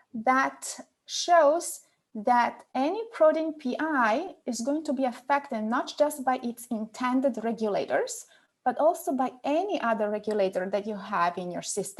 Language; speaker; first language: English; non-native, fluent; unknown